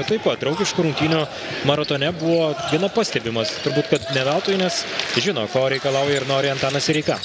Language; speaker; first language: Lithuanian; native; Lithuanian